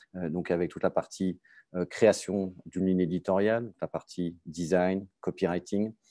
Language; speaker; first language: French; native; French